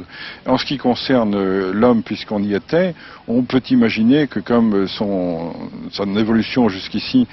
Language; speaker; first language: French; native; French